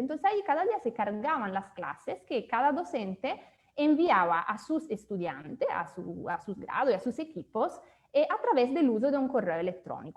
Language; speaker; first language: Spanish; native; Spanish